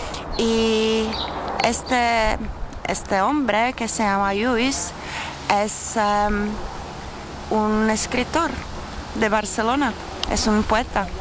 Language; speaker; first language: Spanish; non-native, learner; Czech